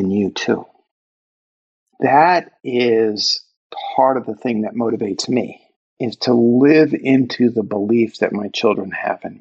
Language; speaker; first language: English; native; English